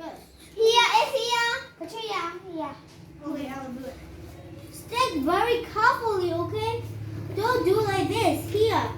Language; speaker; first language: English; non-native, learner; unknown